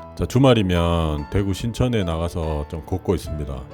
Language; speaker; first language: Korean; native; Korean